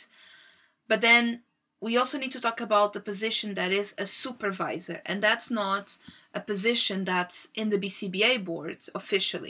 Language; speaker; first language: English; non-native, fluent; Portuguese